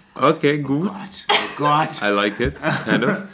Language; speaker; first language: German; native; German